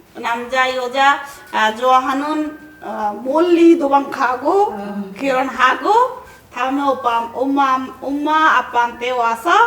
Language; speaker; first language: Korean; non-native, learner; Bangla